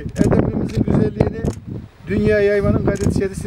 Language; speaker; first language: Turkish; native; Turkish